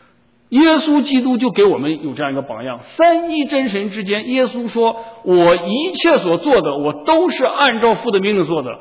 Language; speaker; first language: Chinese; native; Chinese